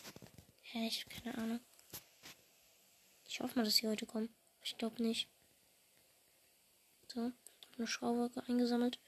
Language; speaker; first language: German; native; German